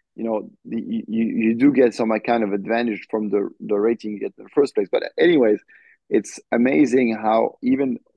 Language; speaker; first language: English; non-native, fluent; French